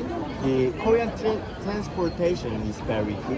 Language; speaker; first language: English; non-native, learner; Korean